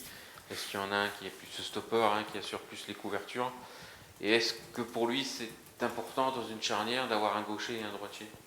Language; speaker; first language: French; native; French